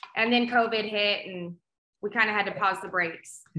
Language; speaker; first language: English; native; English